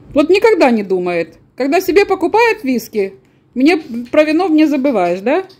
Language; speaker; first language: Russian; native; Russian